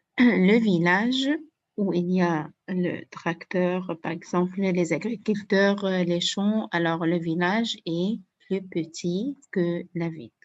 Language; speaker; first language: French; non-native, fluent; Arabic